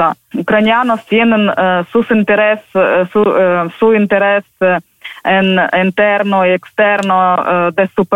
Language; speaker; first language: Spanish; non-native, learner; Ukrainian